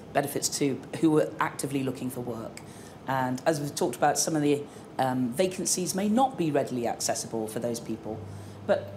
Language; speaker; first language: English; native; English